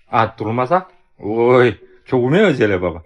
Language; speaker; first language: Russian; non-native, learner; Chinese